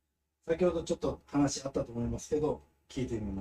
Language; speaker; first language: Japanese; non-native, fluent; Filipino